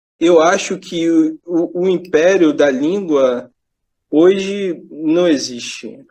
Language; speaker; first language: Portuguese; native; Portuguese